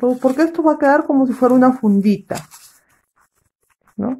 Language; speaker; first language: Spanish; native; Spanish